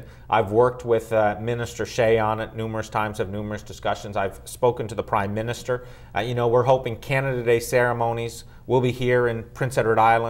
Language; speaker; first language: English; native; English